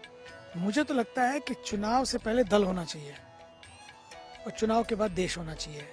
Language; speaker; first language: Hindi; native; Hindi